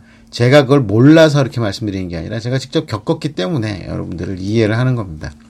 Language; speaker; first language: Korean; native; Korean